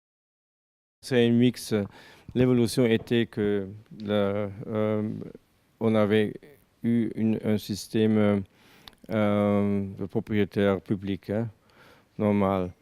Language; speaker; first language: French; non-native, learner; German